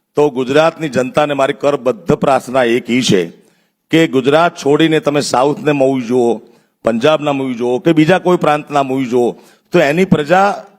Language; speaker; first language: Gujarati; native; Gujarati